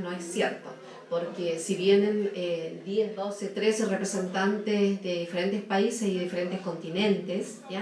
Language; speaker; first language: Spanish; native; Spanish